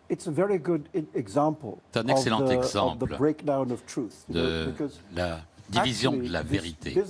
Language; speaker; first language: French; non-native, fluent; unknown